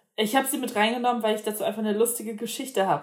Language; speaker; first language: German; native; German